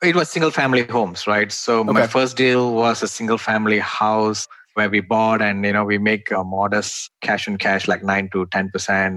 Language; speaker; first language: English; non-native, local second language; Tamil